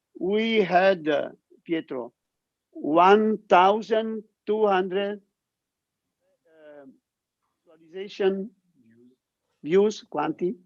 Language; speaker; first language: English; non-native, learner; Italian